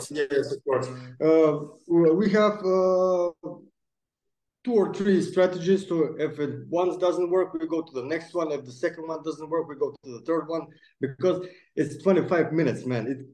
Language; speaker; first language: English; non-native, fluent; Macedonian